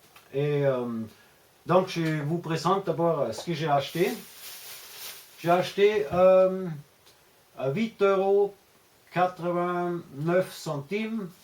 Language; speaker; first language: French; non-native, fluent; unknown